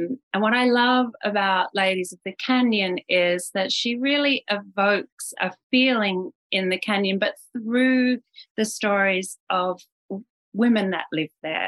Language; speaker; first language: English; native; English